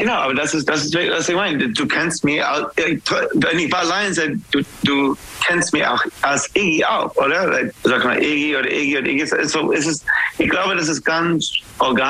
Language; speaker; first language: German; non-native, fluent; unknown